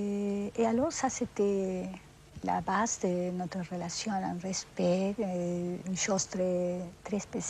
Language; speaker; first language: French; non-native, fluent; Spanish